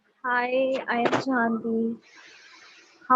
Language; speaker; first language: English; non-native, local second language; Hindi